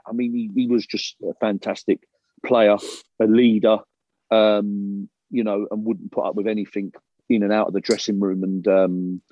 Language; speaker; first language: English; native; English